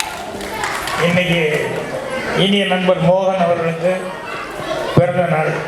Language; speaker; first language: Tamil; native; Tamil